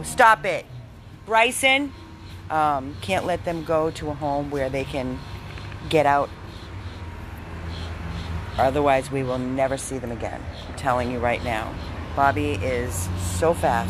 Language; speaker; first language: English; native; English